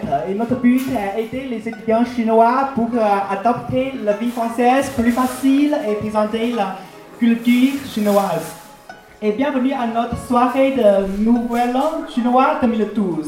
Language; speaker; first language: French; non-native, learner; Chinese